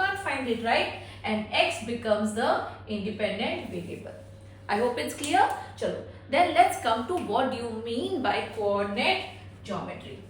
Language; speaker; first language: English; non-native, local second language; Hindi